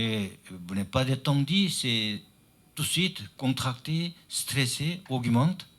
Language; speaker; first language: French; non-native, learner; Chinese